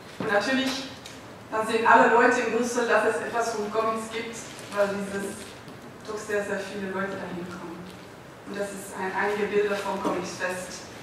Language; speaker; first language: German; non-native, fluent; Dutch